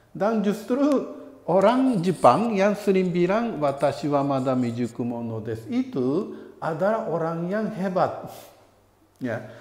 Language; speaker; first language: Indonesian; non-native, fluent; Japanese